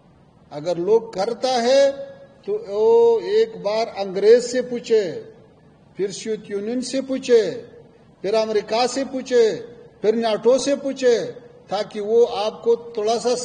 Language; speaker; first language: Hindi; non-native, fluent; Pashto